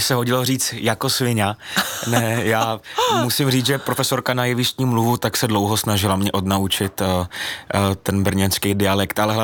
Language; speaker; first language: Czech; native; Czech